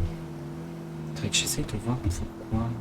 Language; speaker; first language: French; native; French